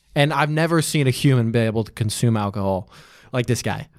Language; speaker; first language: English; native; English